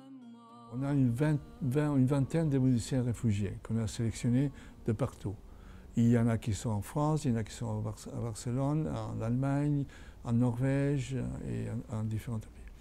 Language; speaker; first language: French; non-native, fluent; Catalan